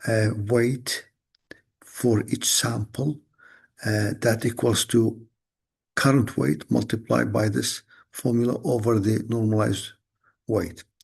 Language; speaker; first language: English; non-native, fluent; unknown